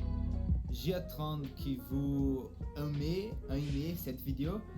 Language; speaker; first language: French; non-native, learner; Portuguese